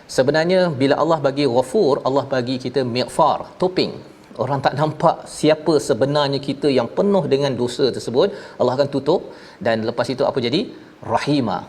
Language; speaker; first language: Malay; native; Malay